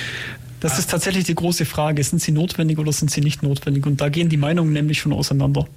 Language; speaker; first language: German; native; German